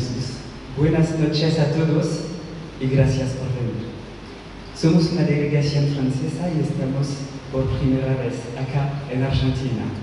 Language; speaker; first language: Spanish; non-native, learner; French